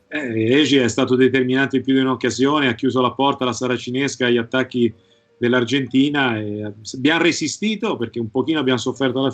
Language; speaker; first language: Italian; native; Italian